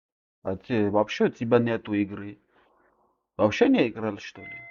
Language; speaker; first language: Russian; non-native, local second language; Armenian